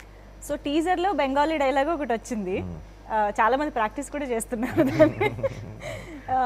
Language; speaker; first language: Telugu; native; Telugu